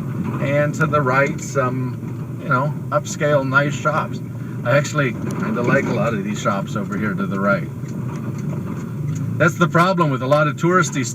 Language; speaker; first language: English; native; English